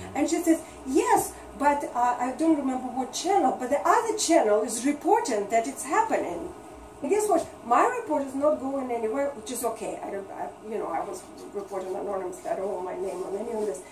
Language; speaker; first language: English; non-native, fluent; Russian